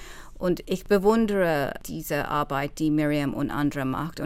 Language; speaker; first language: German; non-native, fluent; English